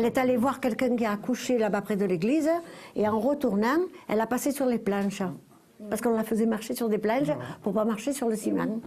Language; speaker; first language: French; native; French